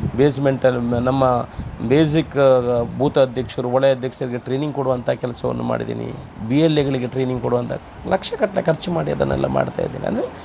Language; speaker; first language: Kannada; non-native, local second language; Tulu